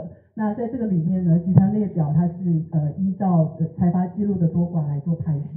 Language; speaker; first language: Chinese; native; Chinese